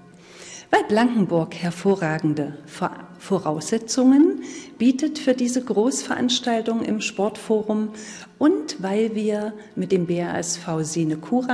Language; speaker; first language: German; native; German